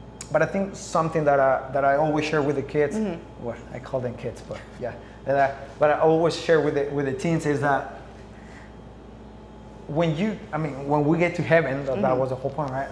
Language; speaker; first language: English; non-native, fluent; Spanish